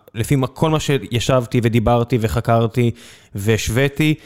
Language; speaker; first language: Hebrew; native; Hebrew